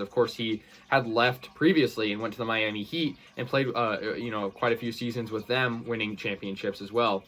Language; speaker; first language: English; native; English